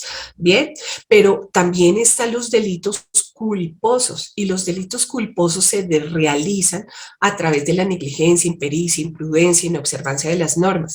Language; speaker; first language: Spanish; native; Spanish